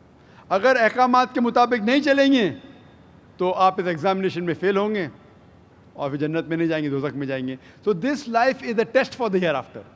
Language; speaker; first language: Hindi; native; Hindi